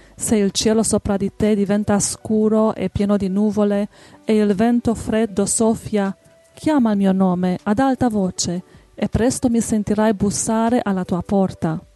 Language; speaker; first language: Italian; non-native, fluent; English